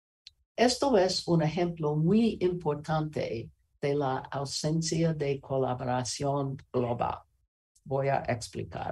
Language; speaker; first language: Spanish; non-native, learner; English